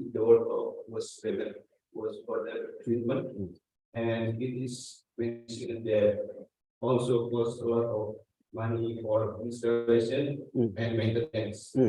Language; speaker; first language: English; non-native, learner; Indonesian